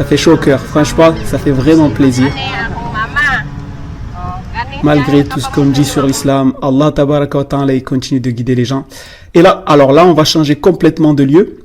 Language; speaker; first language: French; native; French